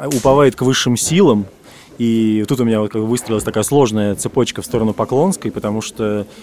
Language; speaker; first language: Russian; native; Russian